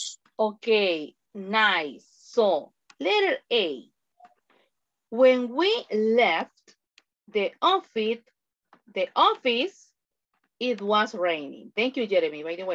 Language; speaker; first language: English; non-native, fluent; Spanish